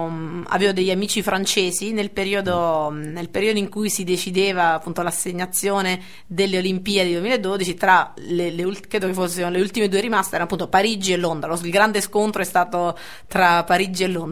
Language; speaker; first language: Italian; native; Italian